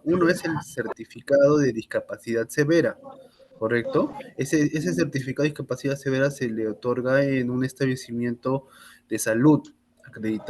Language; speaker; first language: Spanish; native; Spanish